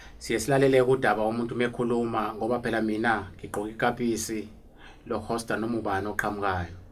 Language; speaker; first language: Zulu; native; Zulu